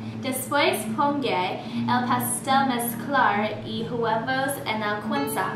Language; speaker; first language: Spanish; non-native, learner; English